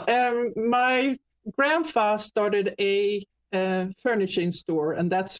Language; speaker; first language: English; non-native, fluent; Swedish